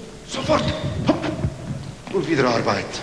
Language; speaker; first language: German; non-native, fluent; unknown